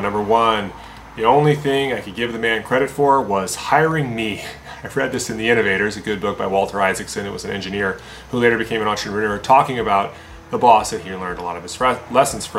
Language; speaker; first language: English; native; English